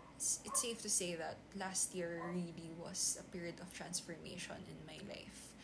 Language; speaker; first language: English; non-native, local second language; Filipino